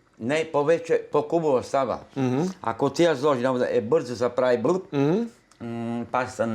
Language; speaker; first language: Bulgarian; non-native, learner; Italian